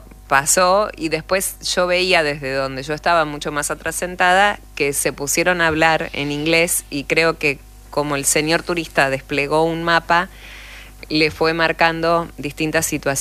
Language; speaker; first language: Spanish; native; Spanish